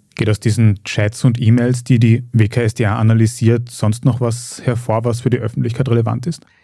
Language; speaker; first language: German; native; German